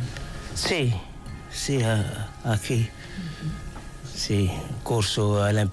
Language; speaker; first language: Spanish; non-native, learner; Arabic